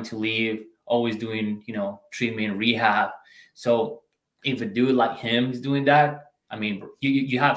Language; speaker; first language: English; non-native, fluent; Spanish